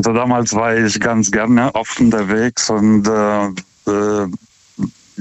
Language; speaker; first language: German; non-native, fluent; Lithuanian